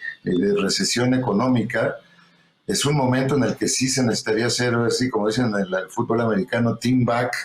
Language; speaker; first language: Spanish; native; Spanish